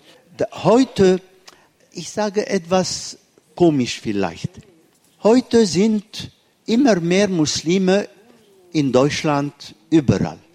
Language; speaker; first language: German; non-native, fluent; Arabic